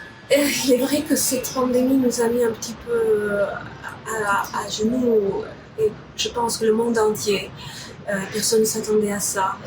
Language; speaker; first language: French; non-native, fluent; Romanian